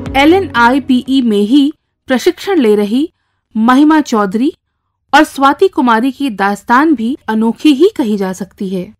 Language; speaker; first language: Hindi; native; Hindi